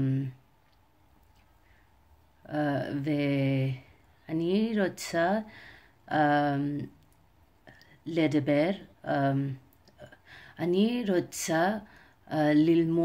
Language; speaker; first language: Hebrew; non-native, learner; Telugu